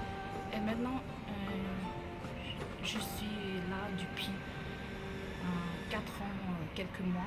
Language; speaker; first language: French; non-native, learner; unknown